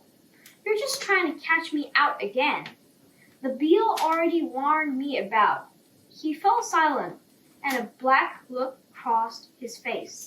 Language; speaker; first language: English; non-native, fluent; Korean